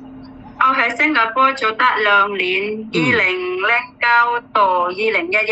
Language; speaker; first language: Cantonese; non-native, learner; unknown